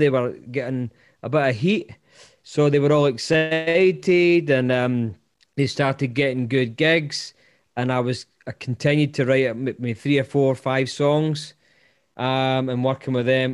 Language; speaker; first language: English; native; English